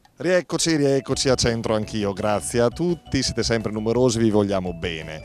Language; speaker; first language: Italian; native; Italian